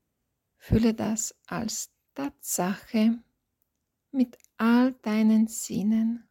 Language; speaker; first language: German; non-native, fluent; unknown